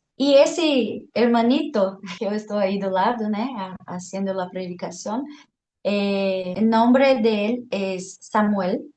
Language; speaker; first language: Spanish; non-native, fluent; Portuguese